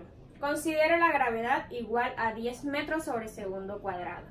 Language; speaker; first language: Spanish; native; Spanish